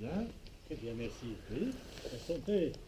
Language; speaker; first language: French; non-native, local second language; Arabic